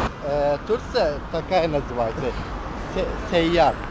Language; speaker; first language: Russian; non-native, learner; Azerbaijani